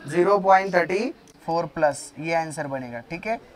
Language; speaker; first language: Hindi; non-native, local second language; Marathi